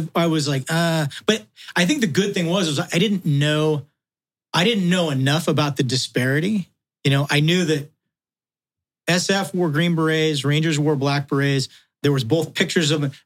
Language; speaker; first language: English; native; English